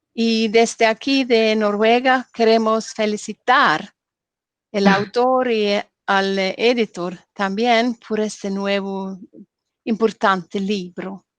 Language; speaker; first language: Spanish; non-native, learner; Norwegian